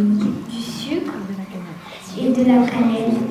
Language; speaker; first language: French; early bilingual, other home language; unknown